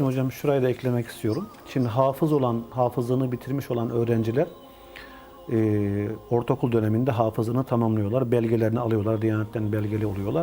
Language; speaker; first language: Turkish; native; Turkish